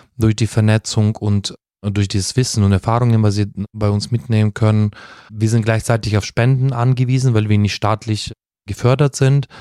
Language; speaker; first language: German; non-native, fluent; Russian